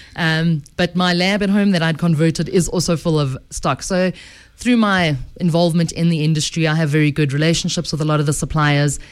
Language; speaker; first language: English; native; English